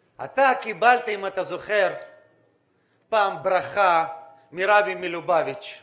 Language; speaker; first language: Hebrew; non-native, fluent; Russian